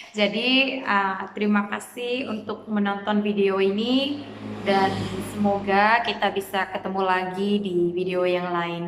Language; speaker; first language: Indonesian; non-native, fluent; Khmer